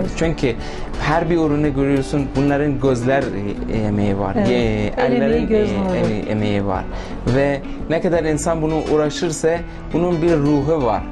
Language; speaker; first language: Turkish; non-native, local second language; Persian